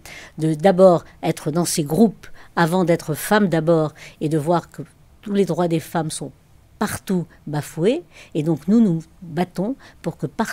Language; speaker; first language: French; native; French